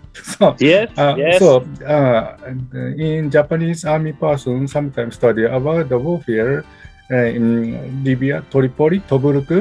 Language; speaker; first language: English; non-native, learner; Japanese